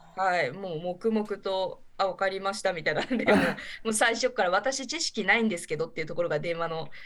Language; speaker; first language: Japanese; native; Japanese